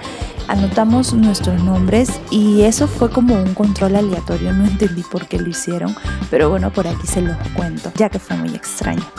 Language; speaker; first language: Spanish; native; Spanish